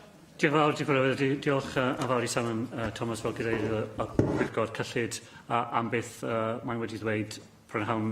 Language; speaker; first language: Welsh; non-native, local second language; English